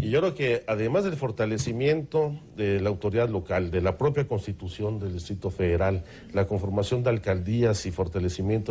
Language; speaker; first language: Spanish; native; Spanish